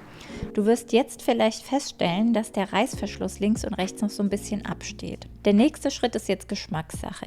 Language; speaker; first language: German; native; German